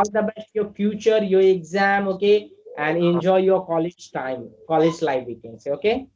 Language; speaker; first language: English; non-native, learner; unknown